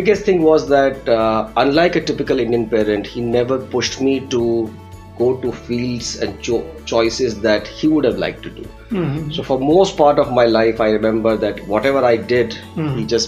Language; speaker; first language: English; non-native, local second language; Gujarati